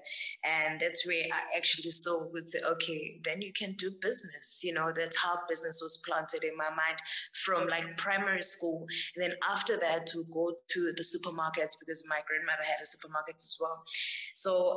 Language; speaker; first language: English; non-native, local second language; Zulu